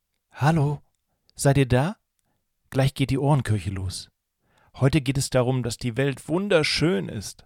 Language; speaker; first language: German; native; German